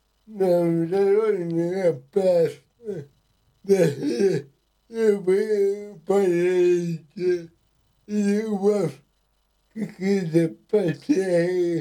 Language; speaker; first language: Ukrainian; non-native, local second language; Russian